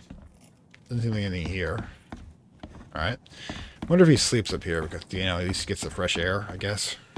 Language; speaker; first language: English; native; English